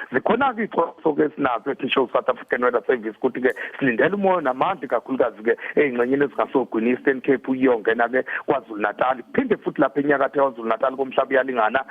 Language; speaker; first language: Zulu; native; Zulu